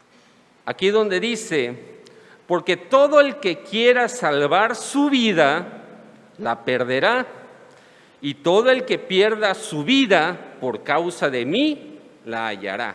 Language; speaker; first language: Spanish; native; Spanish